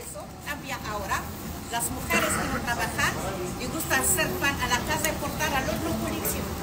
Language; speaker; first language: Spanish; non-native, learner; Arabic